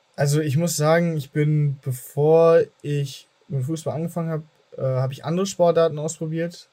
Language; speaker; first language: German; native; German